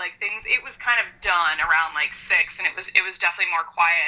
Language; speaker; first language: English; native; English